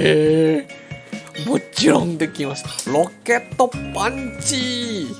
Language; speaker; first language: Japanese; non-native, learner; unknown